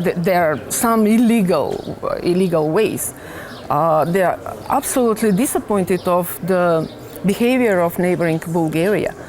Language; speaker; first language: English; non-native, fluent; Macedonian